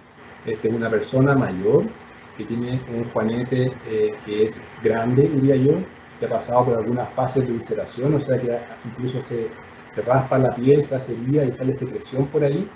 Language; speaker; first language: Spanish; native; Spanish